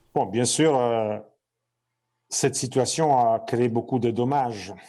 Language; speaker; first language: French; non-native, fluent; Italian